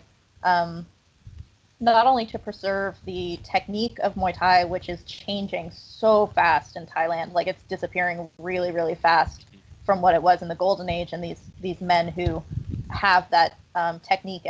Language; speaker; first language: English; native; English